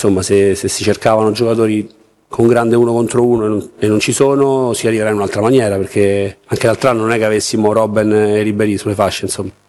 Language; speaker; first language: Italian; native; Italian